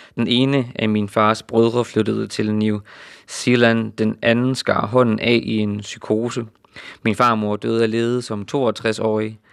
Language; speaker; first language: Danish; native; Danish